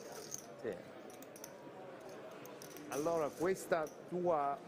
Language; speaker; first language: Italian; non-native, learner; Russian